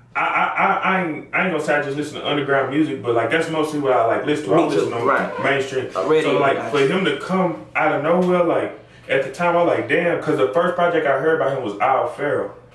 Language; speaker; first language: English; native; English